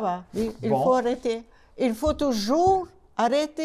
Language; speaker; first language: French; non-native, learner; Russian